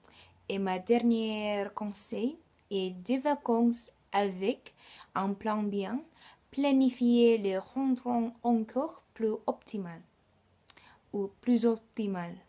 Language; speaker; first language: French; non-native, learner; Indonesian